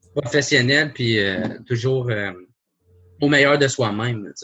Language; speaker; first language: French; native; French